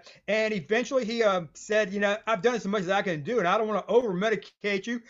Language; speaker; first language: English; native; English